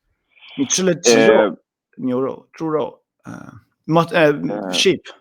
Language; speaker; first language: Chinese; non-native, fluent; Swedish